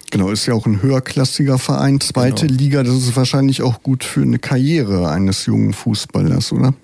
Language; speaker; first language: German; native; German